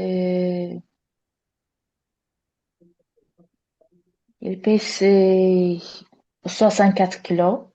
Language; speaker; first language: French; non-native, learner; Azerbaijani